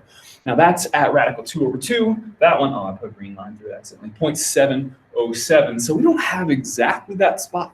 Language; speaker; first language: English; native; English